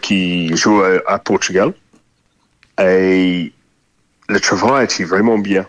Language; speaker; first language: French; non-native, fluent; English